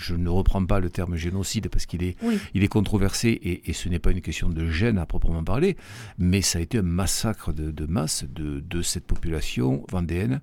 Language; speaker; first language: French; native; French